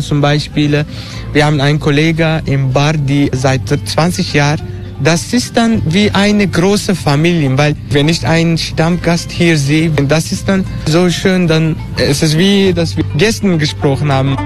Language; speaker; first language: German; non-native, learner; Turkish